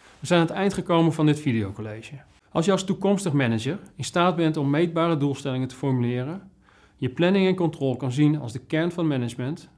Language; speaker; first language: Dutch; native; Dutch